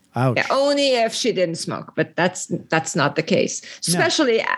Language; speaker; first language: English; early bilingual, other home language; Persian